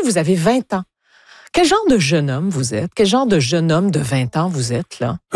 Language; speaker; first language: French; native; French